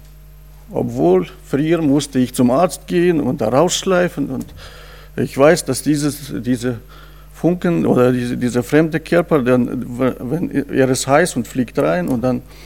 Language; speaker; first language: German; non-native, fluent; Russian